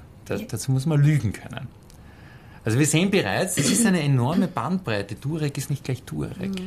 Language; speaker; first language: German; native; German